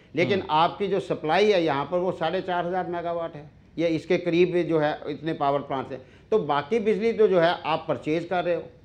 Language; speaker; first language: Hindi; native; Hindi